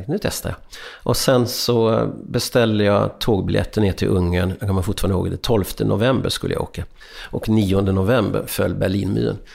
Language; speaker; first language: Swedish; early bilingual, other home language; Hungarian